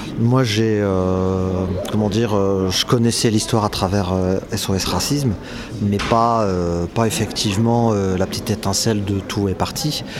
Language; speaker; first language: French; native; French